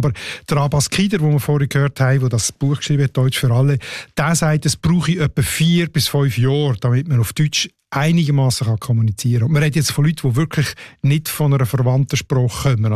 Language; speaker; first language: German; native; German